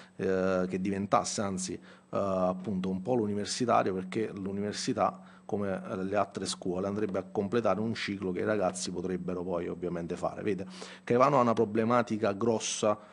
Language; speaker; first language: Italian; native; Italian